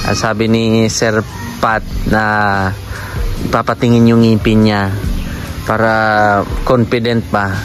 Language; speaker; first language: Filipino; non-native, local second language; Cebuano